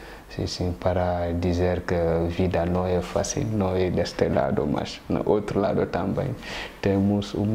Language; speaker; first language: Portuguese; non-native, fluent; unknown